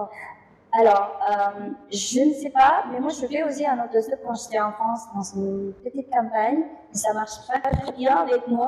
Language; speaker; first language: French; non-native, fluent; Indonesian